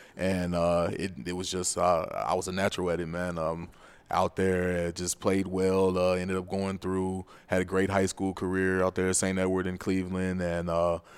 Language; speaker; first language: English; native; English